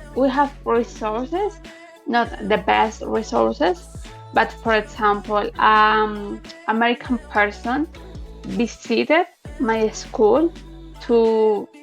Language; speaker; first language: English; non-native, learner; Spanish